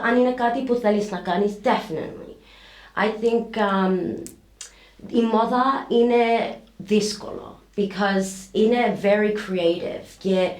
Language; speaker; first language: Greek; early bilingual, heritage; English